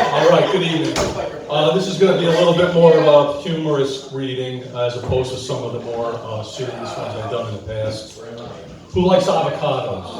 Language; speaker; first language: English; native; English